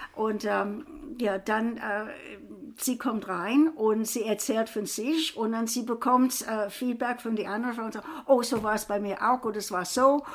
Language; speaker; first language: German; non-native, fluent; English